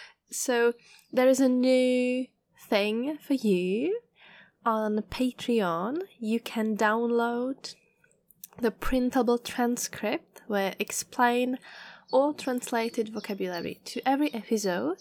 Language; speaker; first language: English; non-native, fluent; Czech